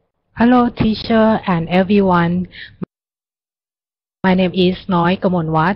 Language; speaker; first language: English; non-native, learner; Thai